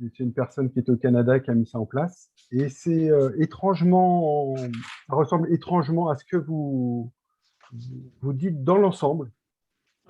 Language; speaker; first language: French; native; French